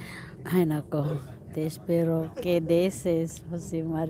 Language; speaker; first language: Spanish; non-native, learner; Filipino